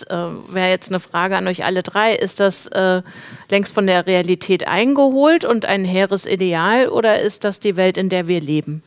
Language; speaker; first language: German; native; German